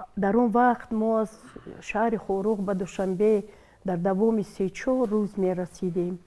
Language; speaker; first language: Tajik; non-native, local second language; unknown